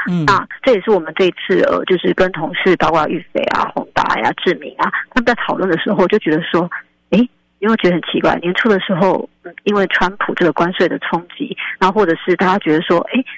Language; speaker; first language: Chinese; native; Chinese